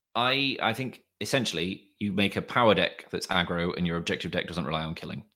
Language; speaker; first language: English; native; English